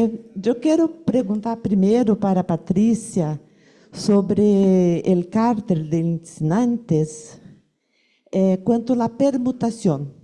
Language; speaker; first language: Spanish; non-native, learner; Portuguese